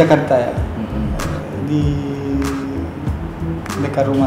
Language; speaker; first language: Indonesian; non-native, fluent; Spanish